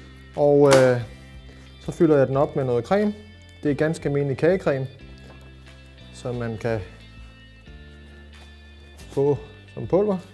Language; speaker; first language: Danish; native; Danish